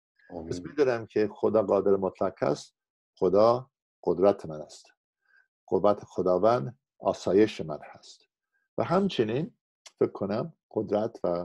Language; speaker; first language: Persian; non-native, fluent; English